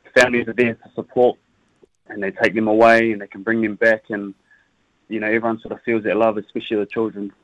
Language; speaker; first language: English; native; English